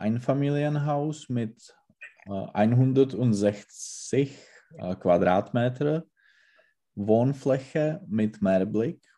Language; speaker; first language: German; non-native, learner; Czech